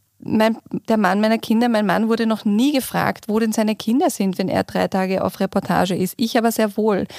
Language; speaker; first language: German; native; German